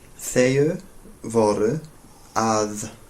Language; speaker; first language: Icelandic; non-native, learner; English